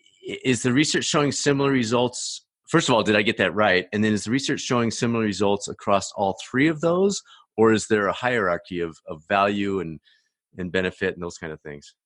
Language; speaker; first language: English; native; English